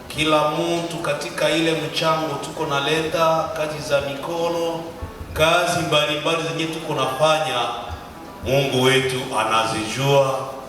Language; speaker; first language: Swahili; native; Swahili